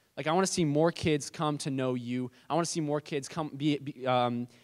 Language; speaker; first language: English; native; English